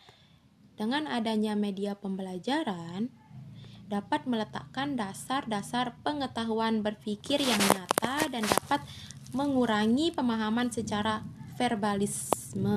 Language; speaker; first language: Indonesian; native; Indonesian